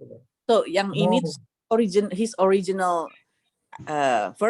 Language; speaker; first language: Indonesian; native; Indonesian